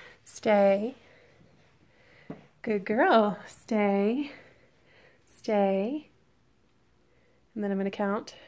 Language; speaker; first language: English; native; English